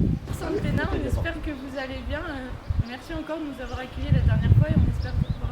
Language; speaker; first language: French; native; French